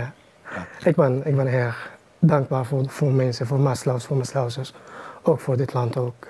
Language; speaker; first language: Dutch; non-native, learner; Arabic